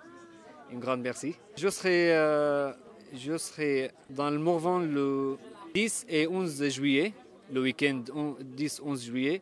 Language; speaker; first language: French; non-native, fluent; Arabic